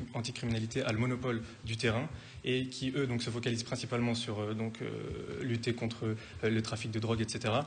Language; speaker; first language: French; native; French